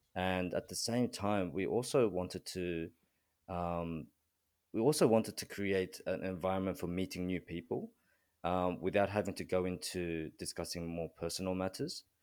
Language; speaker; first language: English; early bilingual, other home language; Korean